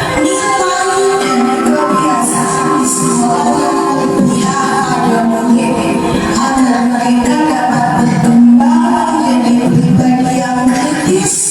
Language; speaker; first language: Indonesian; native; Indonesian